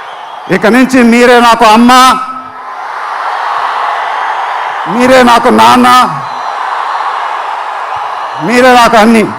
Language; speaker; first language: Telugu; native; Telugu